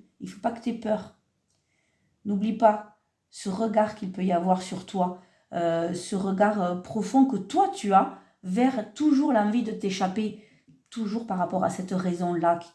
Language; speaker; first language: French; native; French